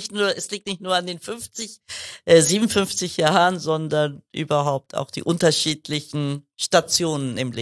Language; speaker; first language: German; early bilingual, other home language; Kurdish